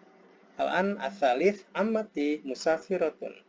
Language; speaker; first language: Arabic; non-native, fluent; Indonesian